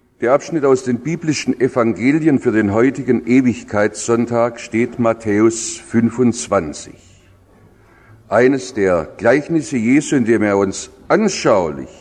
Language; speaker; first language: German; native; German